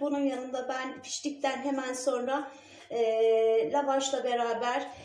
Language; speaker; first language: Turkish; native; Turkish